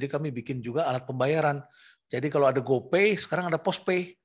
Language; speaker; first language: Indonesian; native; Indonesian